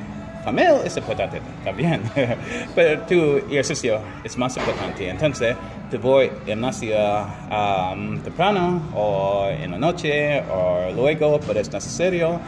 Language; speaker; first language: Spanish; non-native, learner; English